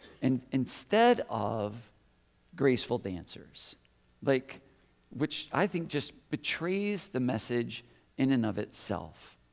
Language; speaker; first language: English; native; English